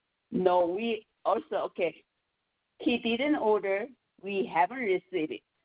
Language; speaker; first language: English; non-native, learner; Korean